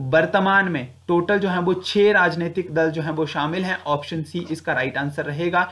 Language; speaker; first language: Hindi; native; Hindi